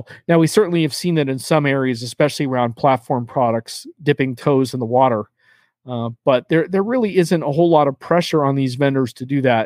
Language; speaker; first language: English; native; English